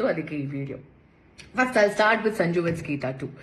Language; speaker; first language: Kannada; native; Kannada